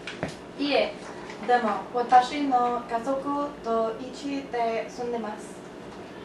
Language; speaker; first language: Japanese; non-native, learner; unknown